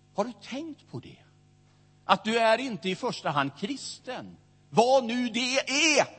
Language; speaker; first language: Swedish; native; Swedish